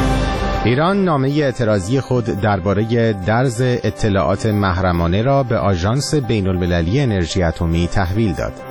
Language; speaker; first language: Persian; native; Persian